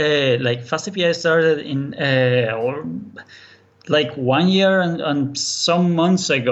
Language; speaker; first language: English; non-native, fluent; Spanish